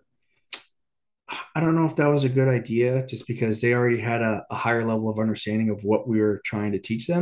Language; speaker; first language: English; native; English